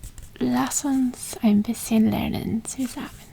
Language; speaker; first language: German; non-native, learner; English